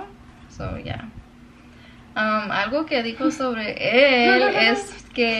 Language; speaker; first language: Spanish; early bilingual, other home language; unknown